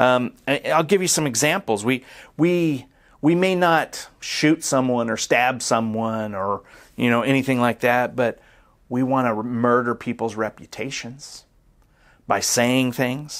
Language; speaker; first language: English; native; English